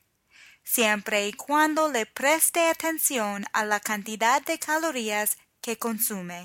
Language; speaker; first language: Spanish; non-native, fluent; English